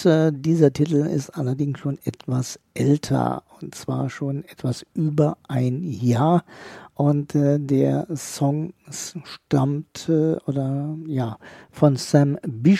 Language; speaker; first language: German; native; German